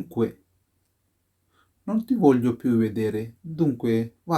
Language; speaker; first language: Italian; non-native, fluent; Sinhala